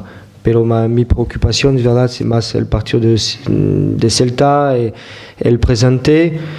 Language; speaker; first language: Spanish; non-native, fluent; French